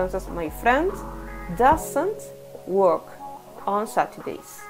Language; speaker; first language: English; non-native, fluent; Spanish